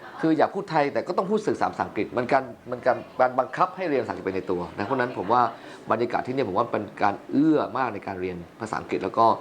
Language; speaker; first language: Thai; native; Thai